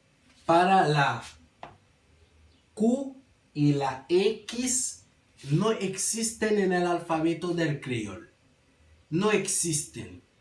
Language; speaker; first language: Spanish; non-native, learner; Haitian Creole